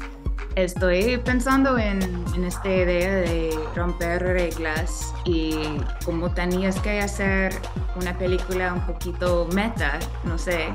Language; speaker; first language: Spanish; non-native, fluent; English